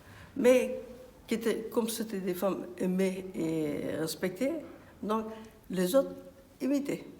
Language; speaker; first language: French; non-native, fluent; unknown